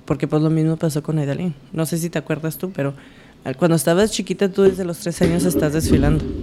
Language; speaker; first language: Spanish; early bilingual, heritage; Spanish